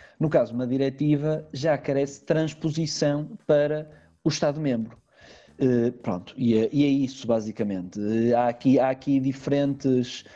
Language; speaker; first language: Portuguese; native; Portuguese